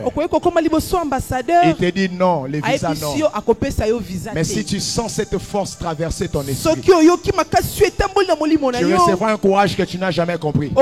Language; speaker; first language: French; non-native, local second language; Lingala